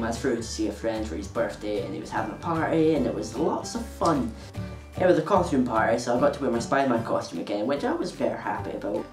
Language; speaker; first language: English; native; English